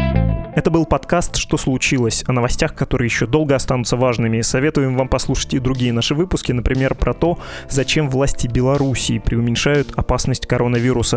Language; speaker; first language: Russian; native; Russian